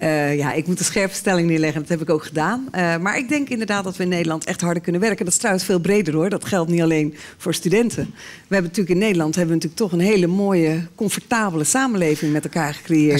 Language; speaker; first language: Dutch; native; Dutch